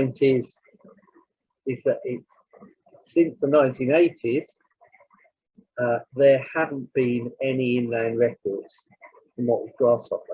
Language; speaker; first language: English; native; English